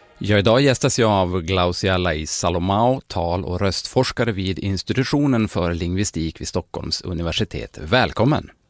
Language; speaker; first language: Swedish; native; Swedish